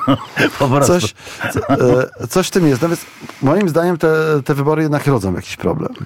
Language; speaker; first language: Polish; native; Polish